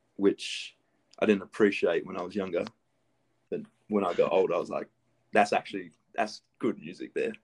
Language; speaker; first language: English; early bilingual, other home language; Greek